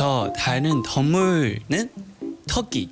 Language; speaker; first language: Korean; non-native, learner; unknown